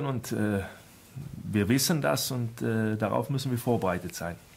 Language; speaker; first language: German; non-native, fluent; Swedish